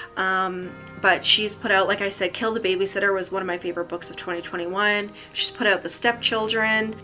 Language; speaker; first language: English; native; English